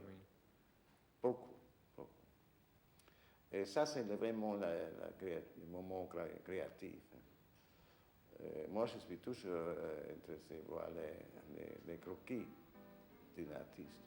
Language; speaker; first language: French; non-native, fluent; German